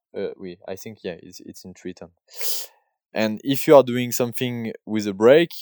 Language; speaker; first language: English; non-native, learner; French